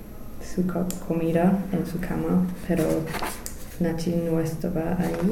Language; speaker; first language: Spanish; non-native, learner; English